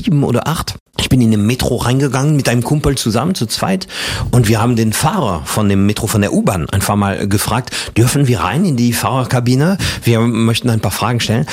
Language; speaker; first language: German; non-native, fluent; French